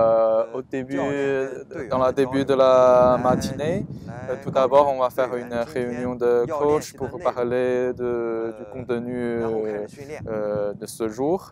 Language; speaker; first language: French; non-native, fluent; Chinese